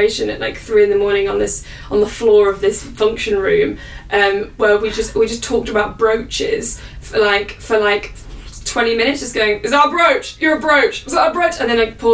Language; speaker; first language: English; native; English